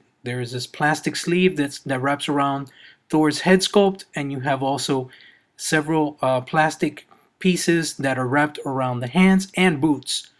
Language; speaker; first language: English; native; English